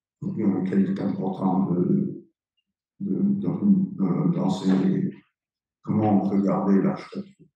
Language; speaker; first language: French; non-native, fluent; English